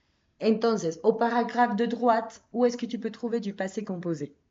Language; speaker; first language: French; non-native, fluent; Spanish